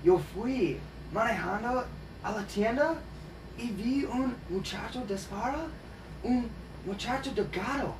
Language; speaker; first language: Spanish; non-native, learner; English